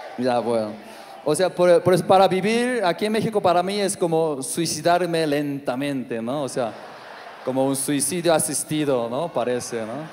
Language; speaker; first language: Spanish; non-native, learner; Korean